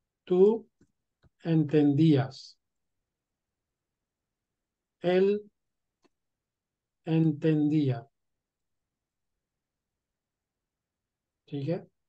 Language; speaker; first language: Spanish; non-native, fluent; Urdu